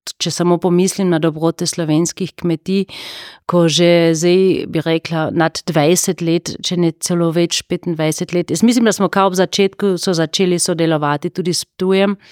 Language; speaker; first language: Slovenian; native; Slovenian